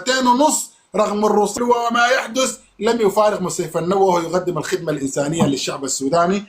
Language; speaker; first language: Arabic; native; Arabic